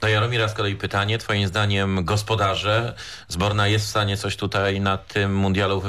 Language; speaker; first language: Polish; native; Polish